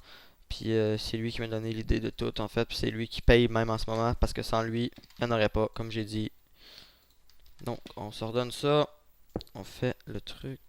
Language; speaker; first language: French; native; French